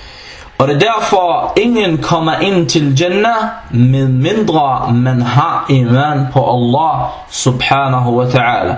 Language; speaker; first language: Danish; non-native, fluent; Arabic